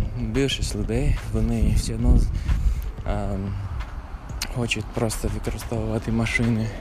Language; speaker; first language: Ukrainian; non-native, fluent; English